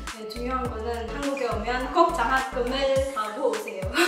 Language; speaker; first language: Korean; non-native, fluent; Indonesian